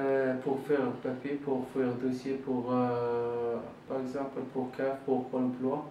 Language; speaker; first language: French; non-native, learner; Arabic